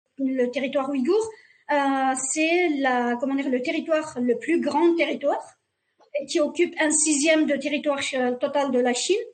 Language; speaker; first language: French; non-native, fluent; Uyghur